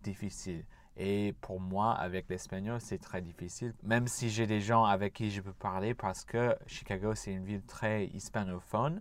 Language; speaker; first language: French; non-native, fluent; English